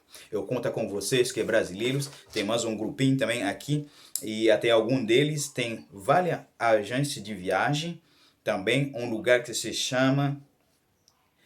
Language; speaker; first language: Portuguese; non-native, learner; Haitian Creole